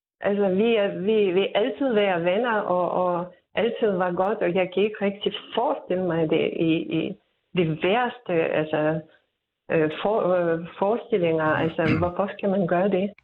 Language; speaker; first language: Danish; non-native, fluent; Russian